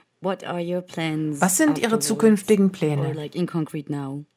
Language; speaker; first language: German; native; German